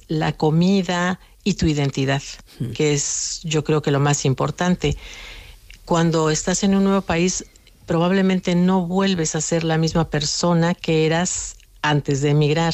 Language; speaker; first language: Spanish; native; Spanish